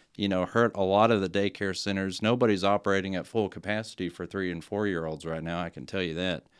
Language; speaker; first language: English; native; English